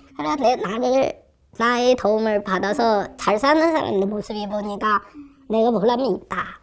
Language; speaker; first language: Korean; non-native, fluent; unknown